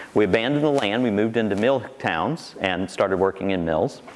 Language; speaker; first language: English; native; English